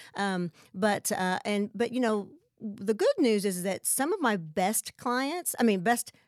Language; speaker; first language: English; native; English